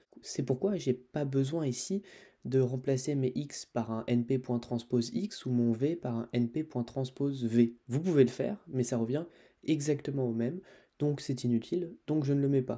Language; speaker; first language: French; native; French